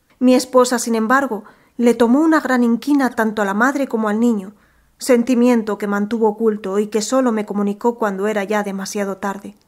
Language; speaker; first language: Spanish; native; Spanish